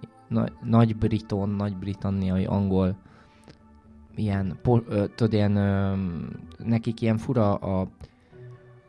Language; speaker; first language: Hungarian; native; Hungarian